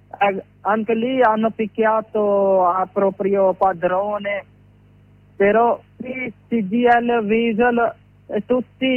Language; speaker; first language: Italian; non-native, learner; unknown